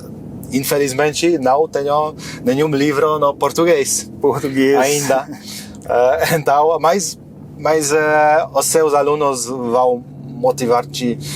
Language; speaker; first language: Portuguese; non-native, fluent; Polish